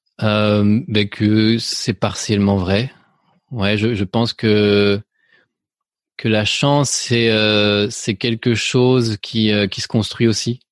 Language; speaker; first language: French; early bilingual, other home language; Spanish